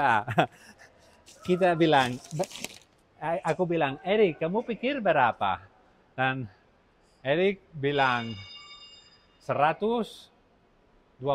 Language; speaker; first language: Indonesian; non-native, learner; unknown